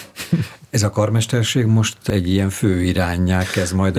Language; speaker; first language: Hungarian; native; Hungarian